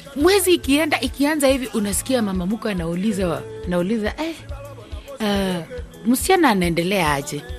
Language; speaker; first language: Swahili; non-native, local second language; Luyia